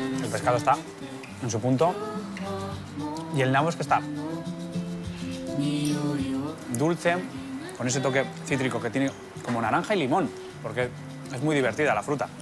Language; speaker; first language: Spanish; native; Spanish